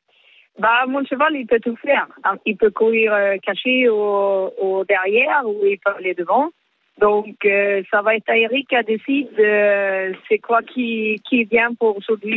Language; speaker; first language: French; non-native, learner; Swedish